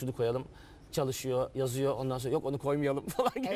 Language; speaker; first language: Turkish; native; Turkish